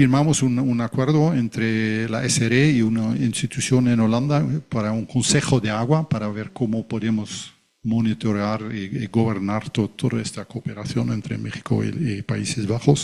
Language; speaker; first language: Spanish; non-native, fluent; Dutch